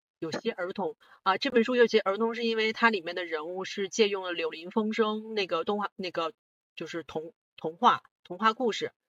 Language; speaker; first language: Chinese; non-native, local second language; Korean